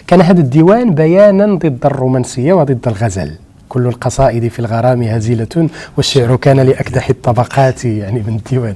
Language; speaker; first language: Arabic; native; Arabic